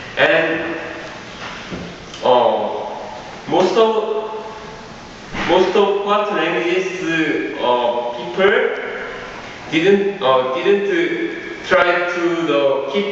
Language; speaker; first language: English; non-native, learner; Korean